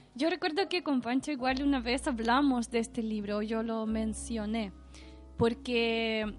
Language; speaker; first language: Spanish; non-native, fluent; Russian